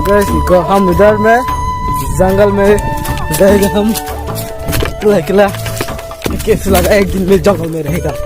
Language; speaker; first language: Hindi; non-native, local second language; Kok Borok